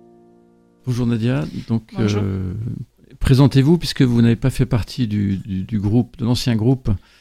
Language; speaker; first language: French; native; French